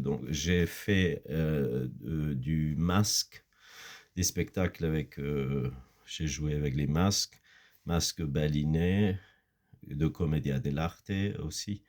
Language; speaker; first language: French; non-native, fluent; Kurdish